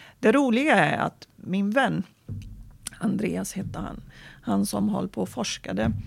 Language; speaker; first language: Swedish; non-native, fluent; Arabic